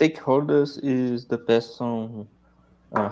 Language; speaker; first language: English; non-native, learner; Portuguese